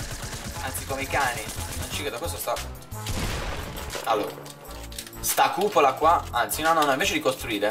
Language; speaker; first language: Italian; native; Italian